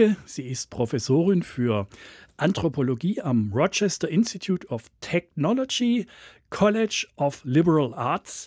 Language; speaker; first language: German; native; German